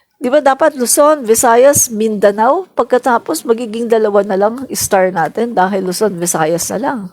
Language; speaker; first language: Filipino; non-native, local second language; Cebuano